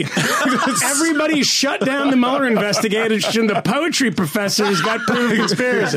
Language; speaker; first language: English; native; English